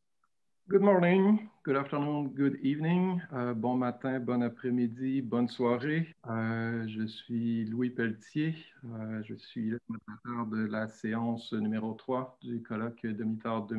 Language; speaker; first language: French; native; French